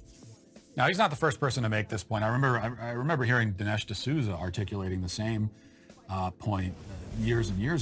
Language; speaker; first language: English; native; English